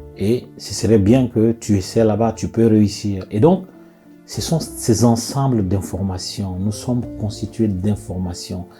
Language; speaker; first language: French; non-native, local second language; Bambara